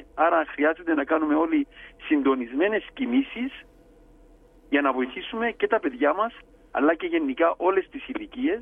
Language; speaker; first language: Greek; native; Greek